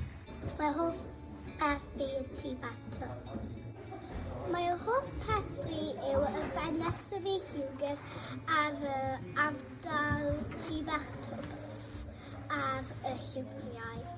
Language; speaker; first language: Welsh; non-native, local second language; English